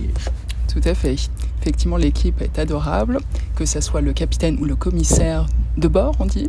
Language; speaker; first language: French; native; French